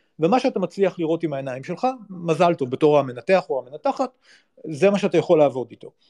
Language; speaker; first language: Hebrew; native; Hebrew